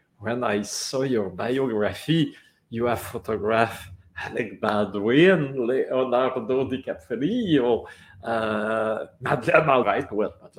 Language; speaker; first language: English; non-native, local second language; French